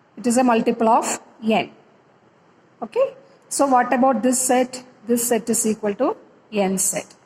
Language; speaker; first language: English; non-native, local second language; Malayalam